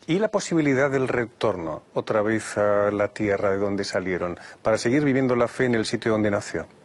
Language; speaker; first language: Spanish; native; Spanish